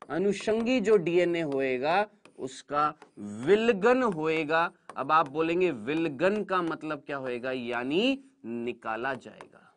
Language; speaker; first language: Hindi; native; Hindi